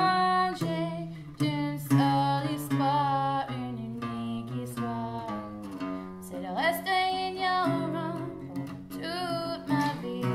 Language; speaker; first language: French; non-native, learner; English